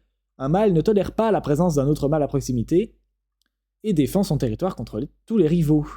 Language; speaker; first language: French; native; French